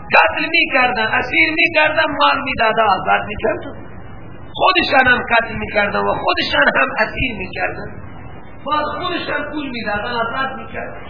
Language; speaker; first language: Persian; native; Persian